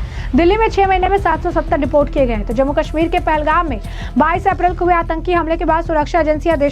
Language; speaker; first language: Hindi; native; Hindi